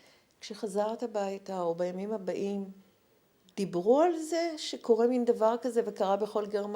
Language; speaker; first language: Hebrew; native; Hebrew